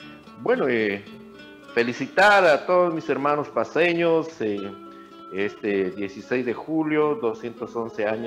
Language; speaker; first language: Spanish; native; Spanish